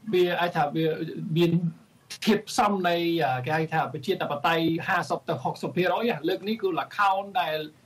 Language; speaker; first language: Khmer; early bilingual, heritage; Khmer